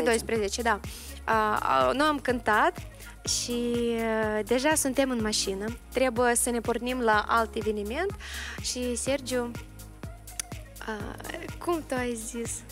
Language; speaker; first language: Romanian; non-native, local second language; Russian